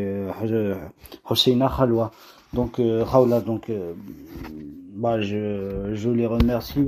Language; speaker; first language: French; non-native, local second language; Kabyle